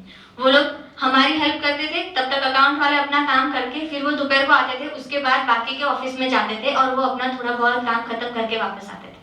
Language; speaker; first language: Hindi; native; Hindi